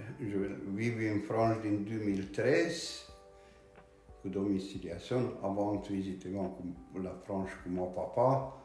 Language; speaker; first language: French; non-native, learner; Romanian